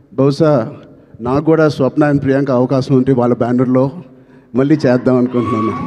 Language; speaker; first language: Telugu; native; Telugu